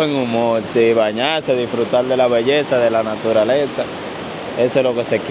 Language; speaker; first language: Spanish; native; Spanish